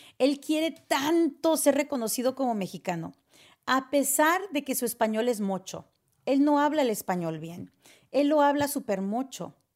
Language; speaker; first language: Spanish; early bilingual, heritage; Spanish